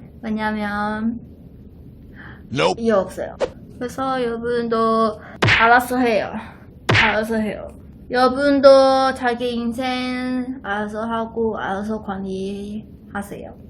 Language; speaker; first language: Korean; non-native, learner; Chinese